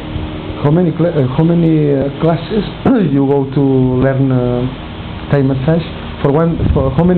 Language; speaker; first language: English; non-native, learner; Catalan